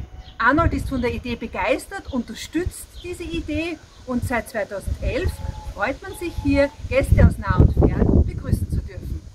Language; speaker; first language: German; native; German